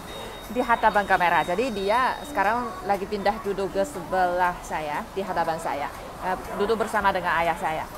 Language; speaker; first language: Indonesian; non-native, fluent; Chinese